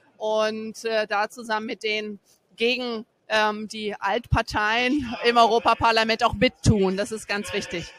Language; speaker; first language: German; native; German